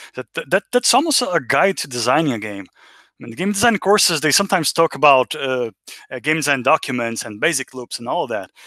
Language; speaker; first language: English; non-native, fluent; Portuguese